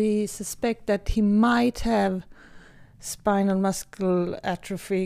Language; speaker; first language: English; non-native, fluent; Swedish